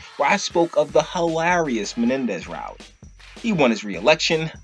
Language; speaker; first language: English; native; English